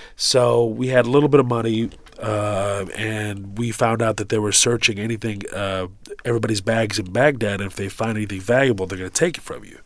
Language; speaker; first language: English; early bilingual, other home language; Arabic